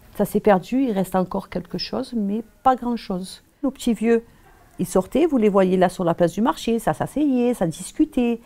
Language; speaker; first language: French; native; French